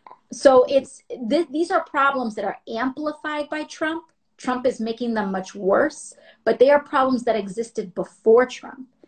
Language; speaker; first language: English; native; English